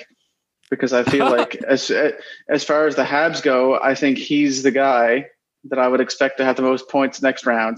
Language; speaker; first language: English; native; English